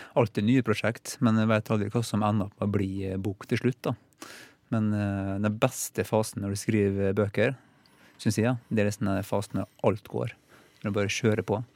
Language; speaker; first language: Norwegian; native; Norwegian